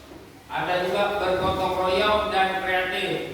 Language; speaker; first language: Indonesian; native; Indonesian